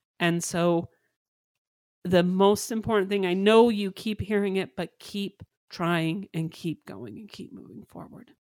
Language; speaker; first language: English; native; English